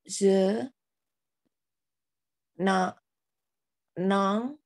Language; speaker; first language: French; non-native, learner; Indonesian